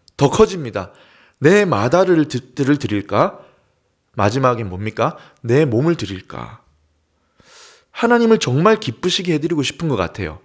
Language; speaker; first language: Korean; native; Korean